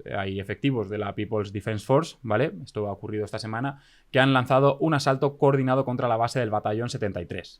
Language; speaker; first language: Spanish; native; Spanish